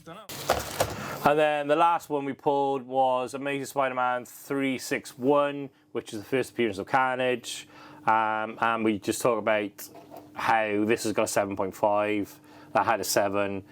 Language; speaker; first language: English; native; English